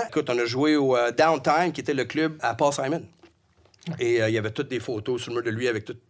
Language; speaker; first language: French; native; French